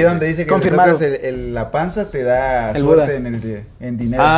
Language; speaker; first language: Spanish; native; Spanish